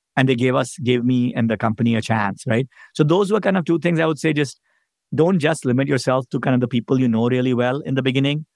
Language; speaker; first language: English; non-native, local second language; Hindi